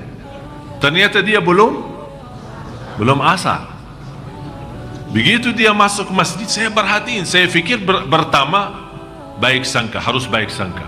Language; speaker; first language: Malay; non-native, fluent; Arabic